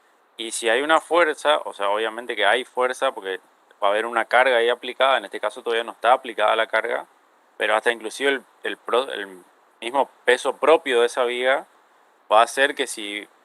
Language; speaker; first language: Spanish; native; Spanish